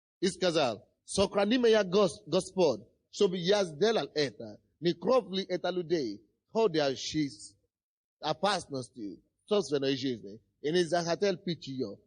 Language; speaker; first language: Russian; non-native, fluent; Yoruba